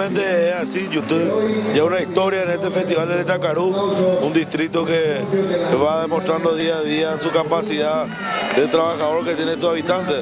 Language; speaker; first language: Spanish; native; Spanish